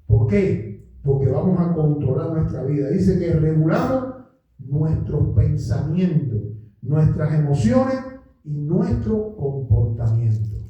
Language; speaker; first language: Spanish; native; Spanish